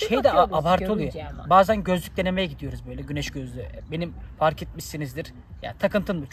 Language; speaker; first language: Turkish; native; Turkish